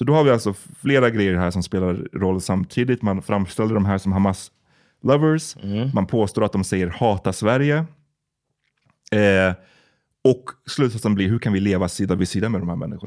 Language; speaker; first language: Swedish; native; Swedish